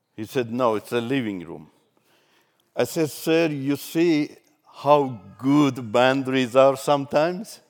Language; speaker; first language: English; non-native, fluent; Turkish